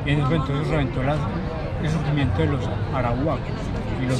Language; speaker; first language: Spanish; native; Spanish